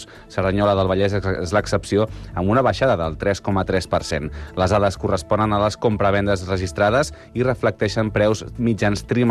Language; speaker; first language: Catalan; native; Catalan